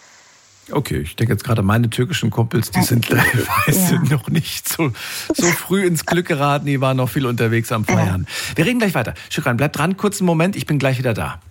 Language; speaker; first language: German; native; German